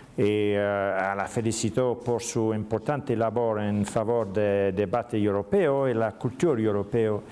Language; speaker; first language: Spanish; non-native, learner; English